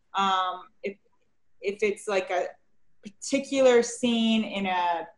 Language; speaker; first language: English; native; English